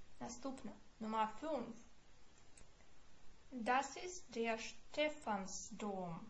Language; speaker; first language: German; non-native, fluent; Ukrainian